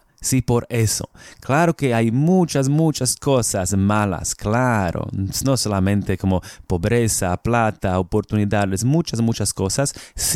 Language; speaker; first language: Spanish; non-native, fluent; Slovak